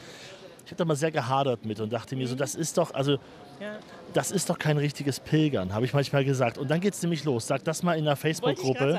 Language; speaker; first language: German; native; German